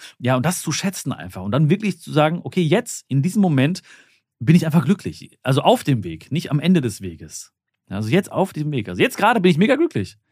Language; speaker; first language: German; early bilingual, other home language; Malayalam